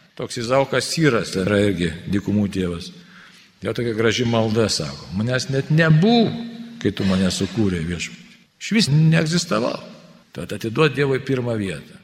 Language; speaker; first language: Lithuanian; native; Lithuanian